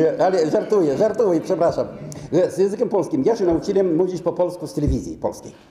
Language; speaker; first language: Polish; non-native, fluent; Romanian